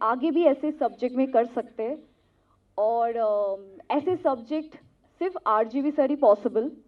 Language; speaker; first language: Hindi; non-native, local second language; Telugu